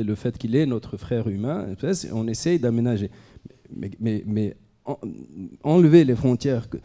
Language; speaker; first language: French; non-native, local second language; Arabic